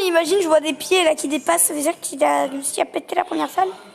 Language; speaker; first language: French; native; French